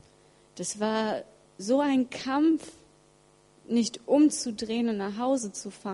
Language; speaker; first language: German; early bilingual, other home language; Russian